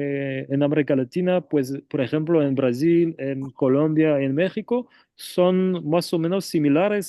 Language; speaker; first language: Spanish; non-native, fluent; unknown